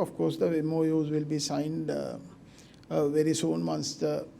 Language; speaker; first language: English; non-native, local second language; Sinhala